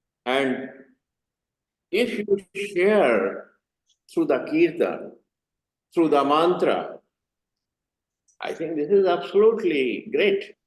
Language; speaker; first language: English; non-native, learner; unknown